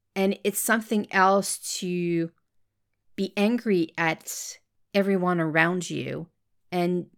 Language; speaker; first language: English; non-native, fluent; French